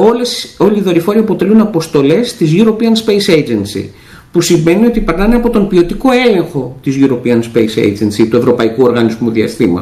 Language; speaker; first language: Greek; native; Greek